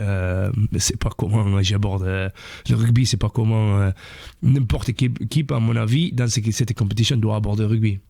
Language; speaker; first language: French; non-native, fluent; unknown